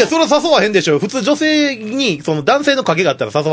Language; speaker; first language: Japanese; native; Japanese